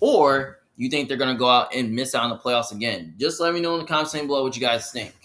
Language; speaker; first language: English; native; English